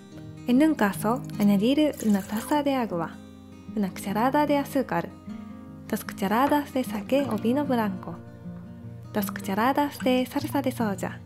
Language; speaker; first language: Spanish; non-native, fluent; Japanese